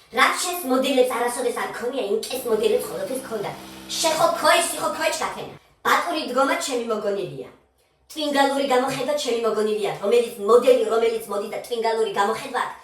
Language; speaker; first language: Georgian; non-native, local second language; Mingrelian